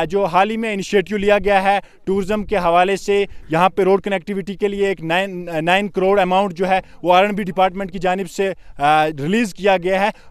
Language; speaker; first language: Hindi; non-native, local second language; Kashmiri